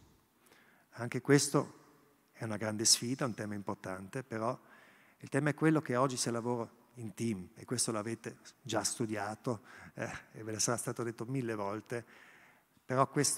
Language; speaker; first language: Italian; non-native, local second language; German